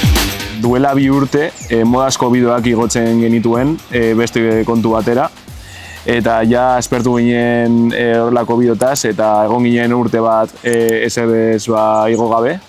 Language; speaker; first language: Basque; non-native, local second language; Spanish